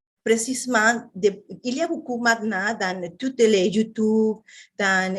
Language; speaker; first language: French; non-native, fluent; Spanish